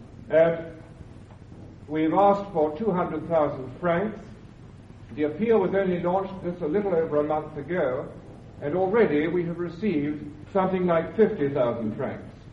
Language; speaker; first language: English; native; English